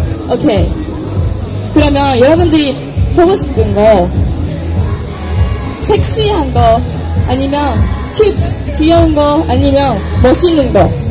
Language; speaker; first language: Korean; non-native, fluent; Japanese